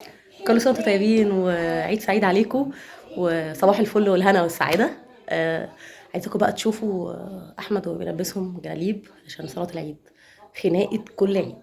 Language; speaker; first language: Arabic; native; Arabic